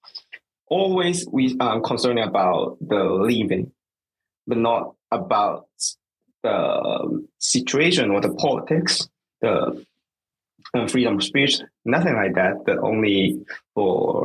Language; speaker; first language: English; non-native, local second language; Cantonese